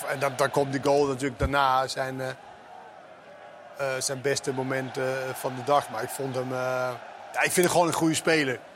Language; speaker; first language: Dutch; non-native, fluent; Danish